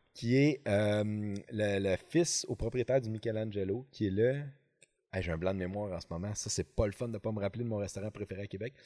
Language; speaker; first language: French; native; French